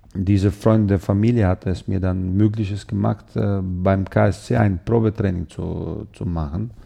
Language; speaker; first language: German; non-native, fluent; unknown